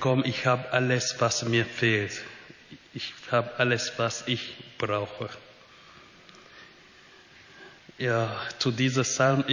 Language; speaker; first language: German; non-native, fluent; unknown